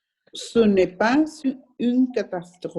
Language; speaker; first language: French; non-native, learner; Spanish